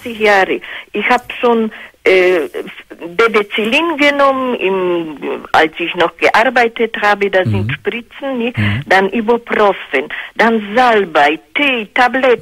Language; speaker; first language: German; non-native, fluent; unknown